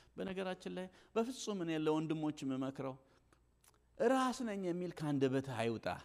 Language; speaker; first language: Amharic; native; Amharic